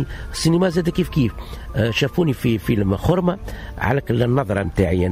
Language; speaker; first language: Arabic; native; Arabic